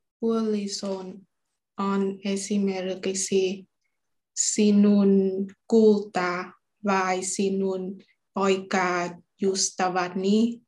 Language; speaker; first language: Finnish; non-native, learner; Vietnamese